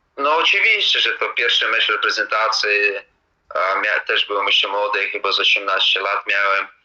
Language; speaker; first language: Polish; non-native, fluent; Latvian